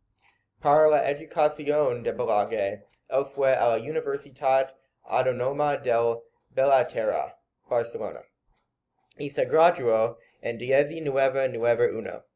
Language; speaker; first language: Spanish; non-native, learner; English